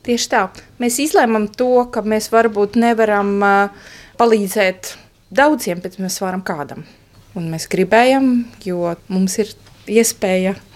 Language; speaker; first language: Latvian; non-native, fluent; Estonian